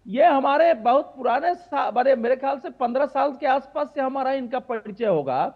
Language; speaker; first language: Hindi; native; Hindi